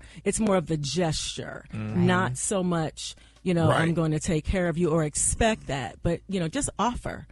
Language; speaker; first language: English; native; English